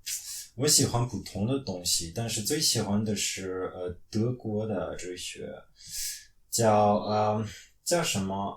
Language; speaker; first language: Chinese; non-native, fluent; French